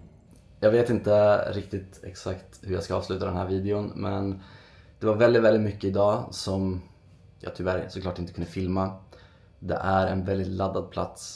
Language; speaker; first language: Swedish; native; Swedish